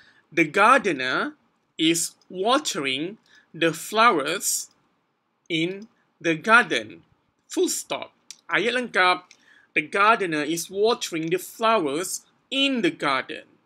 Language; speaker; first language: English; non-native, local second language; Malay